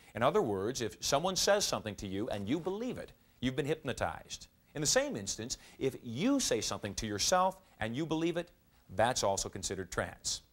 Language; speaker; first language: English; native; English